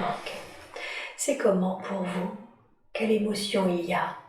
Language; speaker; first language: French; native; French